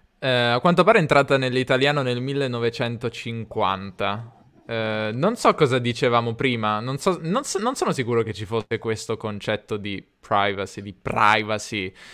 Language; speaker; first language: Italian; native; Italian